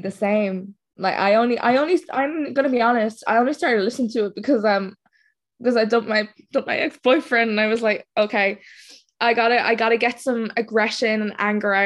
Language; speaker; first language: English; native; English